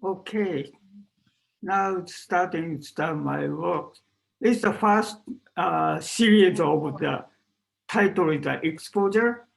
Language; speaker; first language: English; non-native, learner; Japanese